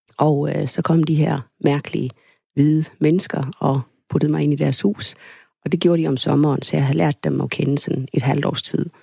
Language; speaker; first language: Danish; early bilingual, other home language; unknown